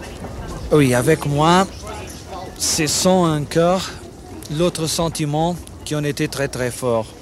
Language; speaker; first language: French; non-native, fluent; Portuguese